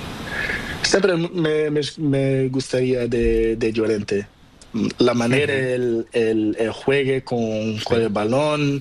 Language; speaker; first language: Spanish; non-native, learner; Portuguese